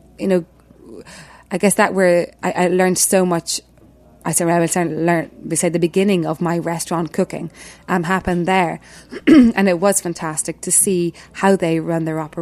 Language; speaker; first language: English; native; English